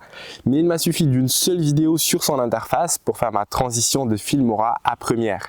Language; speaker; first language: French; native; French